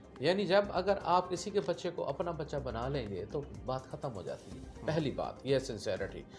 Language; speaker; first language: Urdu; non-native, local second language; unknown